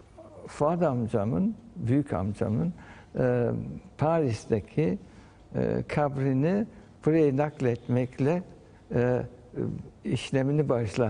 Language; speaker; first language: Turkish; early bilingual, heritage; Turkish